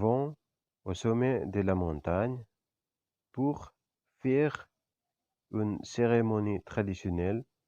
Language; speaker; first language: French; non-native, fluent; Indonesian